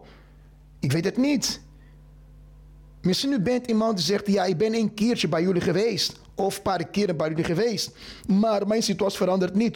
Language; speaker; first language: Dutch; non-native, fluent; Portuguese